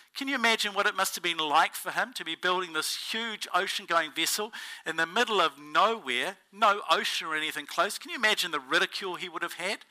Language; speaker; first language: English; native; English